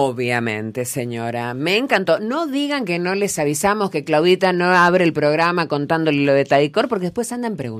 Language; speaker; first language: Spanish; native; Spanish